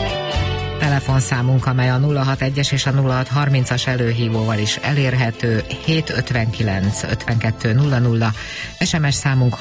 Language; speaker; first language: Hungarian; native; Hungarian